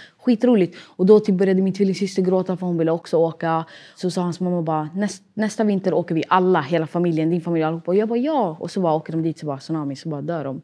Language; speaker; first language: Swedish; early bilingual, other home language; Arabic